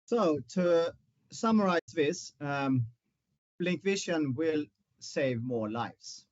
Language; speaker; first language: English; non-native, fluent; Swedish